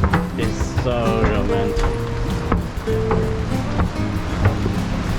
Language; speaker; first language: English; non-native, fluent; Chinese